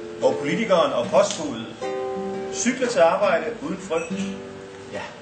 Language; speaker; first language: Danish; early bilingual, other home language; Arabic